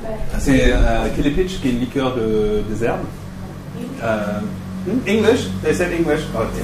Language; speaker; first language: French; non-native, fluent; German